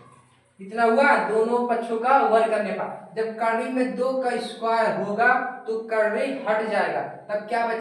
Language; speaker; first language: Hindi; native; Hindi